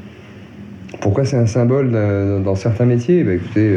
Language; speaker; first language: French; native; French